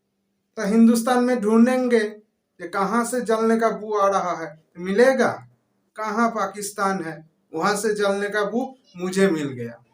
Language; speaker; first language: Hindi; non-native, local second language; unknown